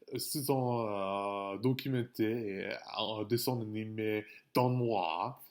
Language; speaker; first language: French; non-native, learner; English